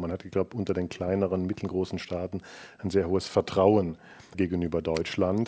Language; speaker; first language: German; native; German